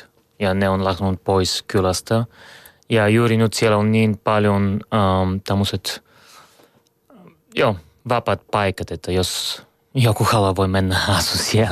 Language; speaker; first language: Finnish; non-native, learner; Bulgarian